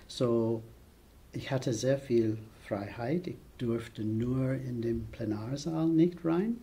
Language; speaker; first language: German; non-native, fluent; English